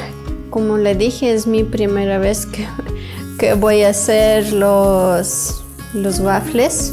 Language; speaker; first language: Spanish; non-native, fluent; Ukrainian